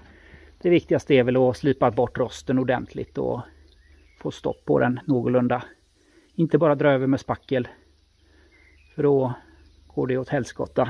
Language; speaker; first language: Swedish; native; Swedish